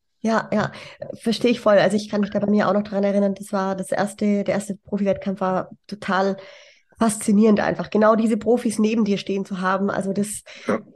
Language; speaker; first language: German; native; German